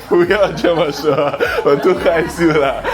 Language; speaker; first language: Chinese; non-native, fluent; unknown